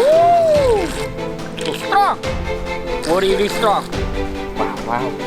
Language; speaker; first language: English; non-native, learner; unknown